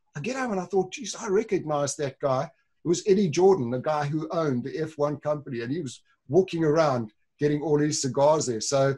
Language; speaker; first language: English; native; English